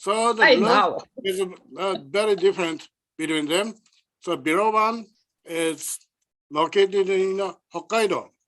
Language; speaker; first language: English; non-native, learner; Japanese